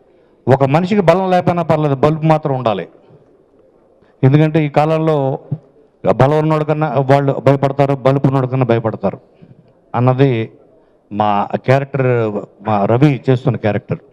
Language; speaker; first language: Telugu; native; Telugu